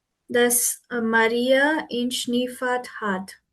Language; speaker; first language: German; non-native, learner; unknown